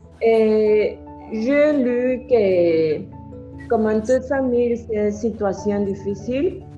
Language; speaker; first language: French; non-native, learner; Spanish